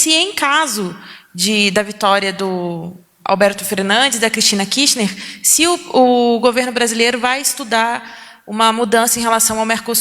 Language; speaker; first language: Portuguese; native; Portuguese